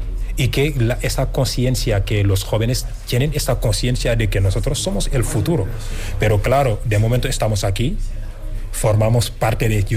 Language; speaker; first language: Spanish; non-native, fluent; Wolof